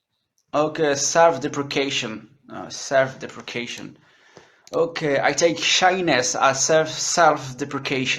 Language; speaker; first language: English; non-native, learner; French